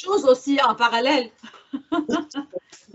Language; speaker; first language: French; non-native, local second language; Arabic